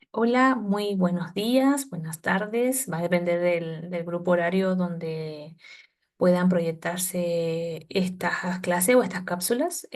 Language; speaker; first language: Spanish; native; Spanish